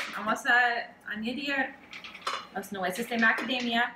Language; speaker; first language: Spanish; non-native, learner; English